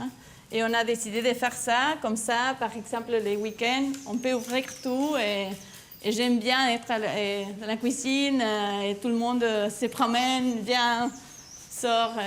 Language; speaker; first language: French; non-native, fluent; Spanish